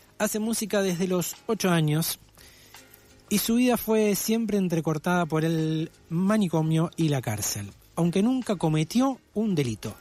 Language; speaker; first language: Spanish; native; Spanish